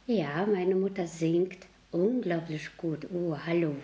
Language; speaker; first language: German; non-native, learner; Mongolian